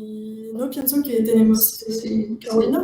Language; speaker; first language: Spanish; non-native, learner; French